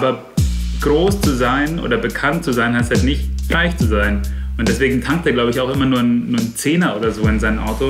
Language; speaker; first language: German; native; German